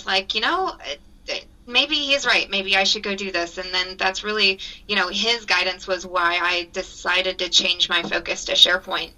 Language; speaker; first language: English; native; English